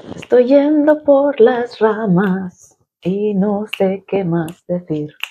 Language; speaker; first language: Spanish; non-native, local second language; Catalan